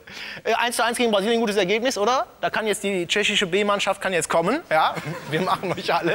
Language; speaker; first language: German; native; German